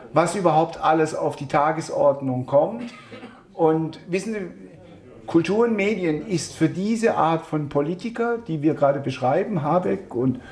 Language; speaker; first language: German; native; German